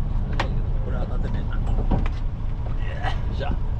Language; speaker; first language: Japanese; native; Japanese